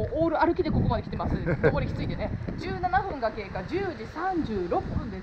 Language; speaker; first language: Japanese; native; Japanese